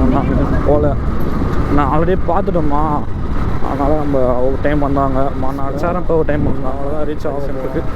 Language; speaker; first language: Tamil; native; Tamil